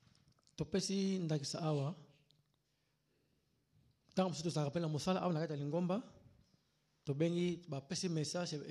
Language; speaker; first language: German; non-native, learner; Lingala